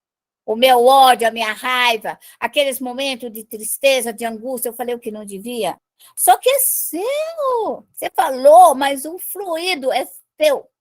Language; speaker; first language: Portuguese; native; Portuguese